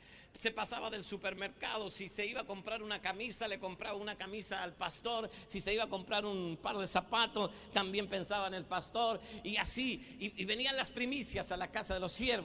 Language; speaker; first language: Spanish; native; Spanish